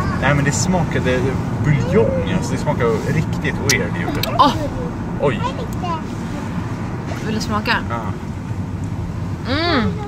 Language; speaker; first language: Swedish; native; Swedish